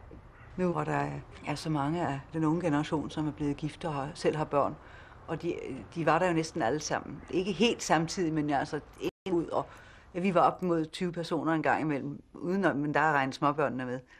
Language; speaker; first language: Danish; native; Danish